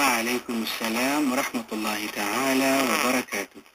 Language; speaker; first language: Arabic; non-native, fluent; Malay